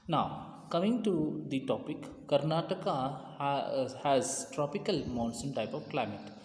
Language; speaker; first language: English; non-native, local second language; Kannada